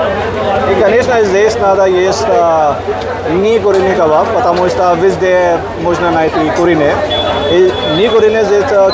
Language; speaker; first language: Russian; non-native, learner; Hindi